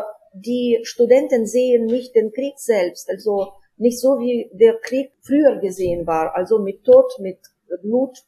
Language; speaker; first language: German; non-native, fluent; Ukrainian